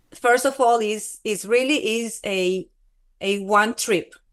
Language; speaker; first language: English; non-native, fluent; Spanish